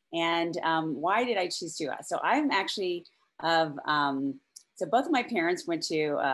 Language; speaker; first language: English; native; English